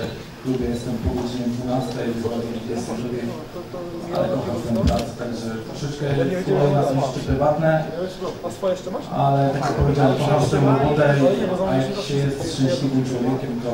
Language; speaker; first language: Polish; native; Polish